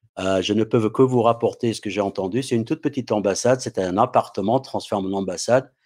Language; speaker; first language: French; non-native, fluent; English